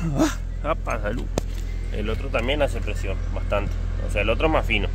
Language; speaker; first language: Spanish; native; Spanish